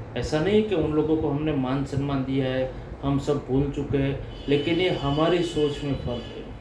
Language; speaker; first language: Hindi; non-native, local second language; Gujarati